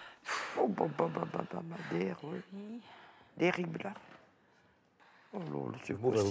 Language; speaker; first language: French; native; French